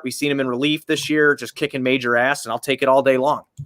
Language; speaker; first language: English; native; English